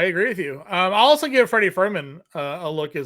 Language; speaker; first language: English; native; English